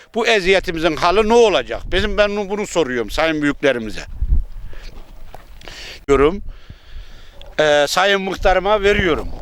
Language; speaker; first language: Turkish; native; Turkish